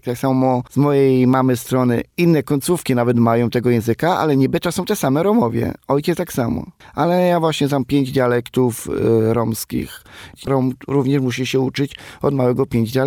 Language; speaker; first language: Polish; non-native, local second language; Romany